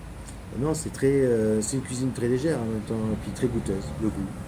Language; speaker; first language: French; native; French